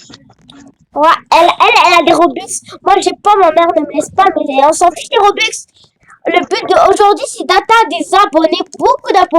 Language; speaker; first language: French; native; French